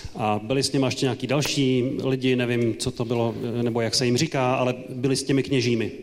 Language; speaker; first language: Czech; native; Czech